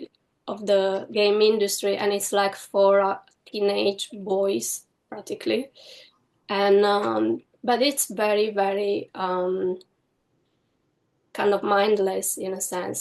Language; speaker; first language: English; non-native, fluent; Italian